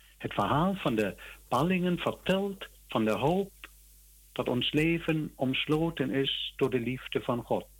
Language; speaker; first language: Dutch; native; Dutch